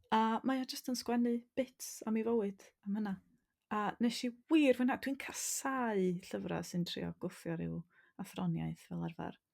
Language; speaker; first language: Welsh; native; Welsh